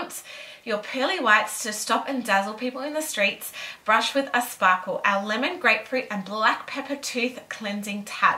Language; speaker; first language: English; native; English